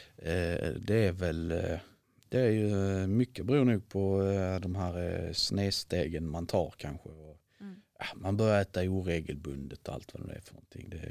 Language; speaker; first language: Swedish; native; Swedish